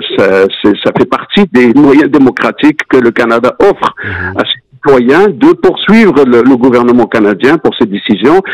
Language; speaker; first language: French; non-native, local second language; Arabic